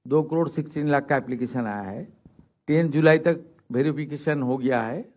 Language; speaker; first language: Hindi; non-native, local second language; Bangla